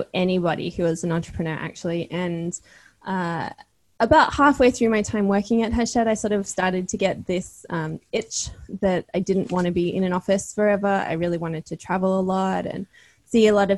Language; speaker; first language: English; native; English